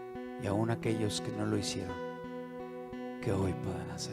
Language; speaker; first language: Spanish; native; Spanish